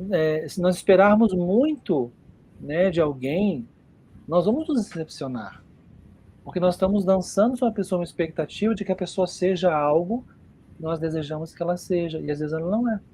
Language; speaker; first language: Portuguese; native; Portuguese